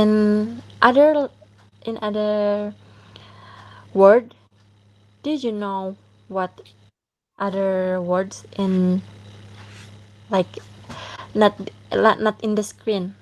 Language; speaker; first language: English; non-native, learner; Indonesian